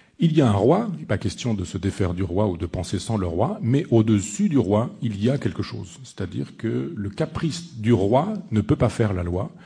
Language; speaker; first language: French; native; French